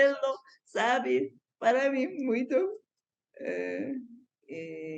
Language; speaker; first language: Portuguese; non-native, learner; Persian